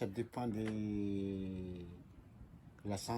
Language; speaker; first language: French; non-native, local second language; Malagasy